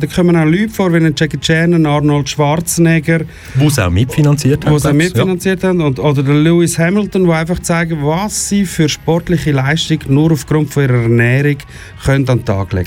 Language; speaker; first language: German; native; German